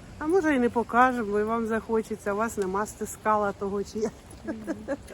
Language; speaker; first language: Ukrainian; native; Ukrainian